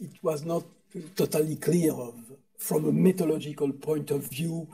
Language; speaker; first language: English; non-native, fluent; French